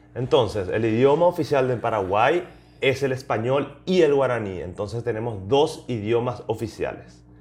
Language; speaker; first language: Spanish; native; Spanish